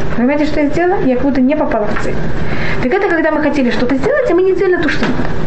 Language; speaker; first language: Russian; early bilingual, heritage; Russian